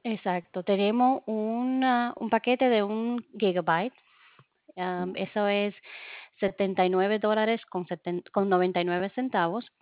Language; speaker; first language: Spanish; early bilingual, heritage; Spanish